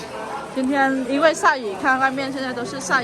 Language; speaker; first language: Chinese; non-native, fluent; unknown